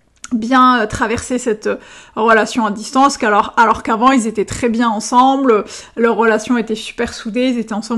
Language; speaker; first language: French; native; French